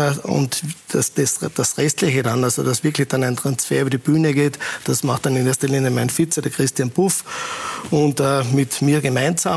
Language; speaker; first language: German; native; German